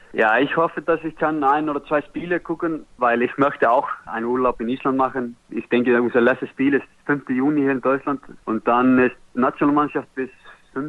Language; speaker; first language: German; non-native, learner; Icelandic